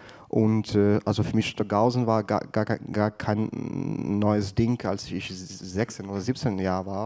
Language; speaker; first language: German; non-native, fluent; Ukrainian